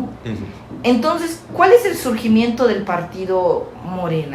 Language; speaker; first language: Spanish; native; Spanish